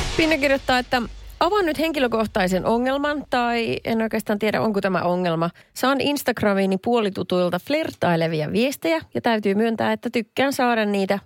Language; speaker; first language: Finnish; native; Finnish